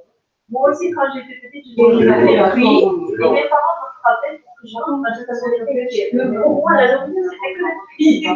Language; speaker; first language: French; non-native, learner; Russian